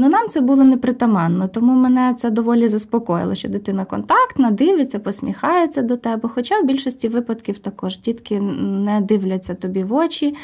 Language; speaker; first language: Ukrainian; native; Ukrainian